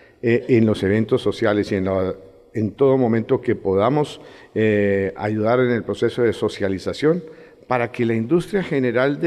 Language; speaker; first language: Spanish; native; Spanish